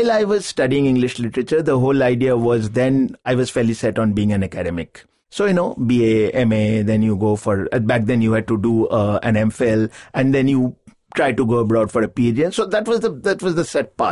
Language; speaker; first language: English; non-native, local second language; Bangla